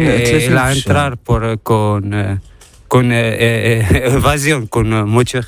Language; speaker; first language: Spanish; non-native, learner; Arabic